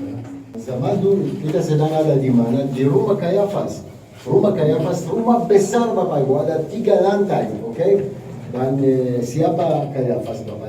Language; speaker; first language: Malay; non-native, fluent; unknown